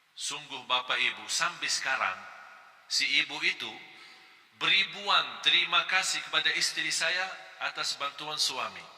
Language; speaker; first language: Malay; non-native, fluent; Arabic